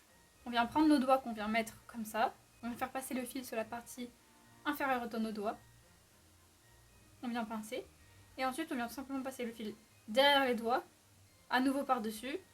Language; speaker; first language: French; native; French